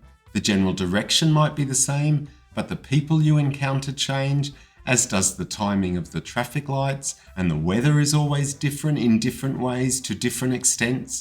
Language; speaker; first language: English; native; English